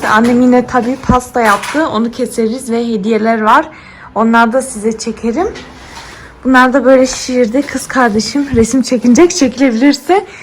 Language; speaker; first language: Turkish; early bilingual, heritage; Turkish